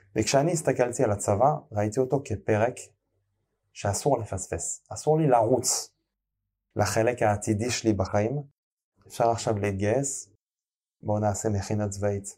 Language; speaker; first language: Hebrew; non-native, fluent; French